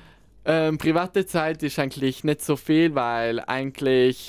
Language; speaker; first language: German; non-native, local second language; Italian